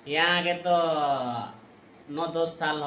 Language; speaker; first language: Hindi; non-native, local second language; Odia